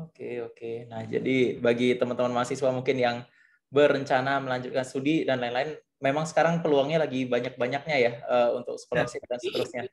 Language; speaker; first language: Indonesian; native; Indonesian